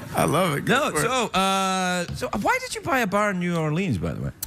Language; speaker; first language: English; native; English